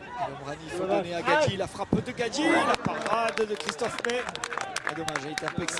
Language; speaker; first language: French; native; French